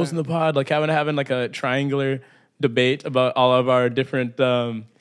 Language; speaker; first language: English; native; English